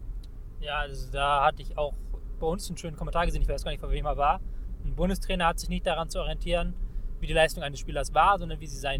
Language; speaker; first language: German; native; German